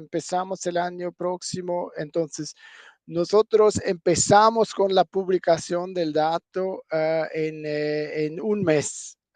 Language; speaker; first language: Spanish; non-native, fluent; German